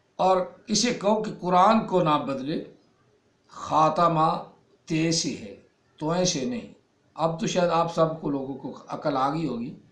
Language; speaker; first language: Urdu; native; Urdu